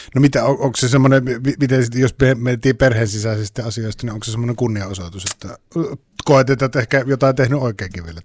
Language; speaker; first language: Finnish; native; Finnish